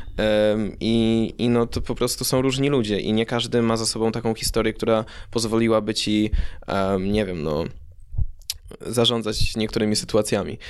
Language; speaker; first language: Polish; early bilingual, heritage; Polish